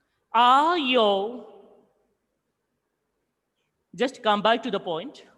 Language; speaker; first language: English; non-native, local second language; Hindi